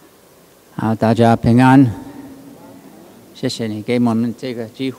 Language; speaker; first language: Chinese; non-native, learner; English